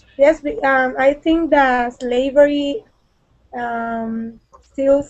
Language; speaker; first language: English; non-native, learner; Spanish